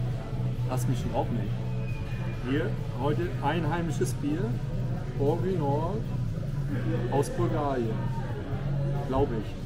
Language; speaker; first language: German; native; German